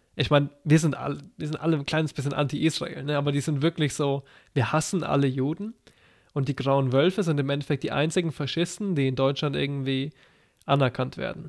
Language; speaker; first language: German; native; German